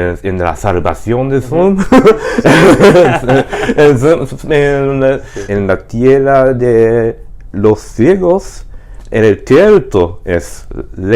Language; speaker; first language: Spanish; non-native, learner; Japanese